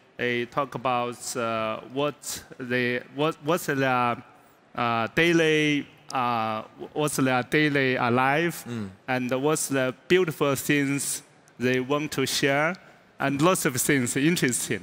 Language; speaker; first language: English; non-native, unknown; Chinese